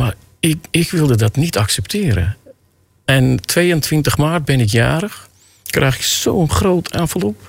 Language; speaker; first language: Dutch; non-native, fluent; Armenian